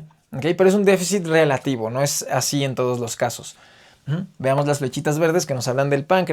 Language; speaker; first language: Spanish; native; Spanish